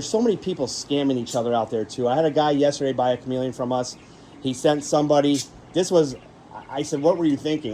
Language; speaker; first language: English; native; English